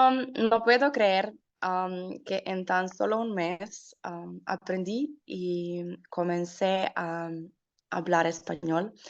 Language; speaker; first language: Spanish; non-native, learner; Slovenian